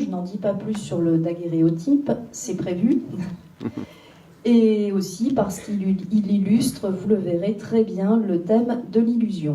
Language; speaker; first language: French; native; French